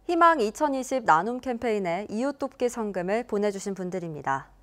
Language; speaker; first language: Korean; native; Korean